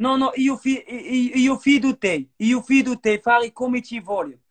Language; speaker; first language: Italian; non-native, learner; Arabic